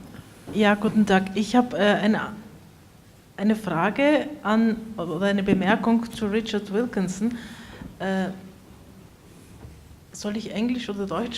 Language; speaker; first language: German; early bilingual, other home language; Turkish